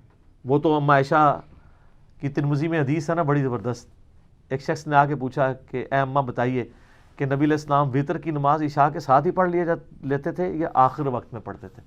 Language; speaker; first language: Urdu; non-native, local second language; Punjabi